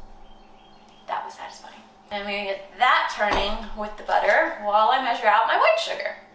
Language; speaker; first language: English; native; English